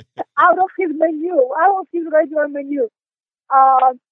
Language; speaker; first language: English; non-native, fluent; Polish